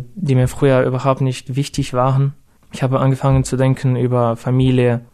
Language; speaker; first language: German; non-native, fluent; Russian